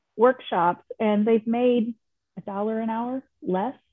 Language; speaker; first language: English; native; English